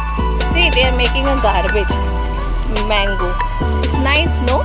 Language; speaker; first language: English; non-native, learner; Hindi